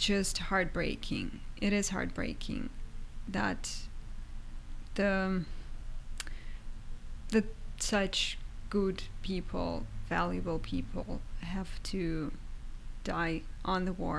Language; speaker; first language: English; non-native, fluent; Ukrainian